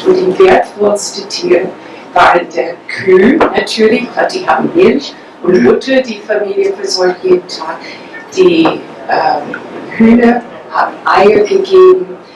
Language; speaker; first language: German; non-native, fluent; English